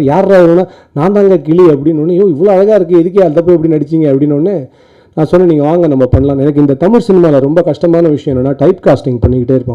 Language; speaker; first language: Tamil; native; Tamil